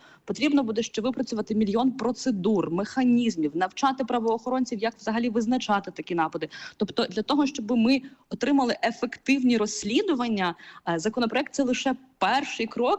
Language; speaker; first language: Ukrainian; native; Ukrainian